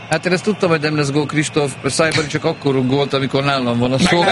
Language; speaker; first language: Hungarian; native; Hungarian